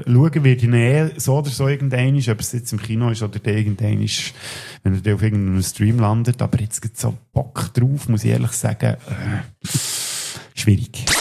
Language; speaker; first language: German; native; German